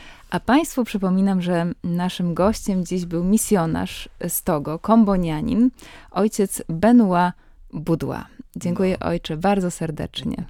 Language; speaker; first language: Polish; native; Polish